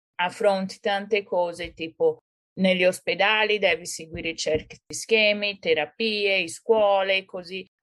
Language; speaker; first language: Italian; non-native, fluent; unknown